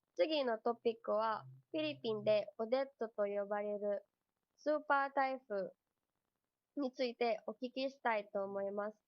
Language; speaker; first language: Japanese; non-native, learner; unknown